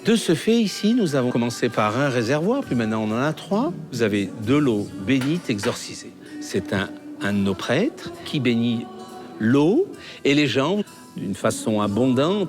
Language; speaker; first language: French; native; French